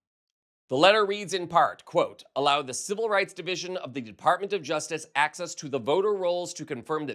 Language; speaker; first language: English; native; English